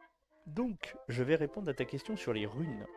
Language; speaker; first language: French; native; French